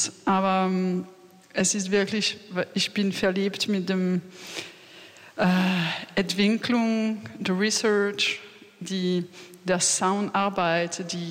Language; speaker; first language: German; non-native, learner; French